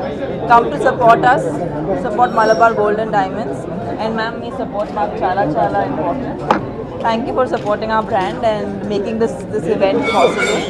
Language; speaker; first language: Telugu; non-native, fluent; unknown